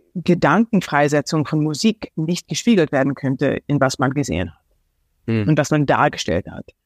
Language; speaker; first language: German; non-native, fluent; English